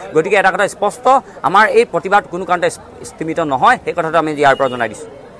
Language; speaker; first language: Assamese; native; Assamese